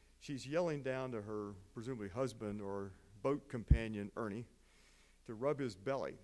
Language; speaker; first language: English; native; English